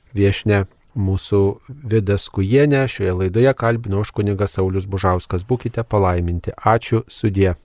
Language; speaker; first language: Lithuanian; native; Lithuanian